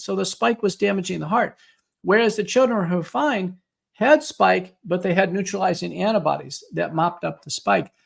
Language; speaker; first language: English; native; English